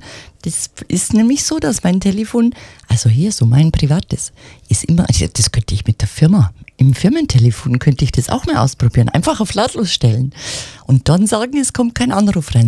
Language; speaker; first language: German; native; German